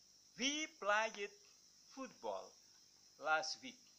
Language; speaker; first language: English; non-native, fluent; Indonesian